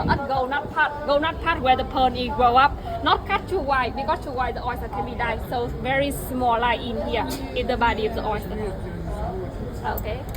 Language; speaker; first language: English; non-native, learner; Vietnamese